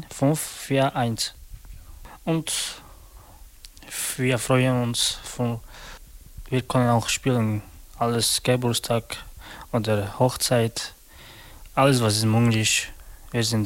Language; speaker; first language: German; non-native, learner; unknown